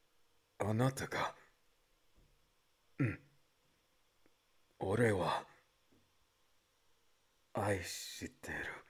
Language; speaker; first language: Japanese; non-native, learner; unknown